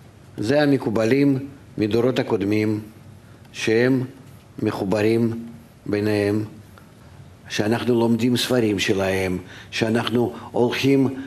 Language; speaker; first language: Hebrew; non-native, fluent; Russian